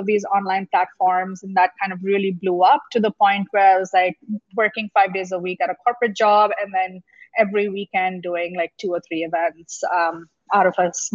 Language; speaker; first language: English; non-native, local second language; Gujarati